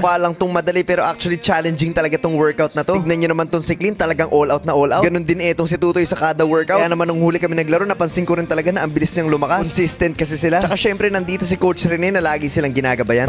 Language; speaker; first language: Filipino; native; Filipino